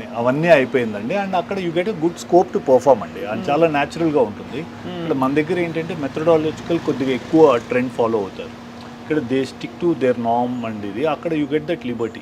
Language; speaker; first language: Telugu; native; Telugu